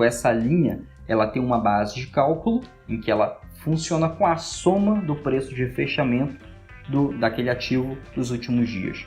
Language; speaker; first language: Portuguese; native; Portuguese